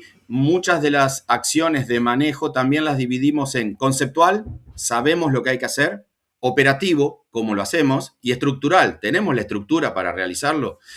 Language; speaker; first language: Spanish; native; Spanish